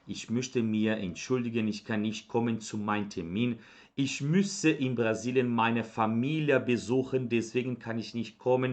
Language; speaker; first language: German; non-native, fluent; Portuguese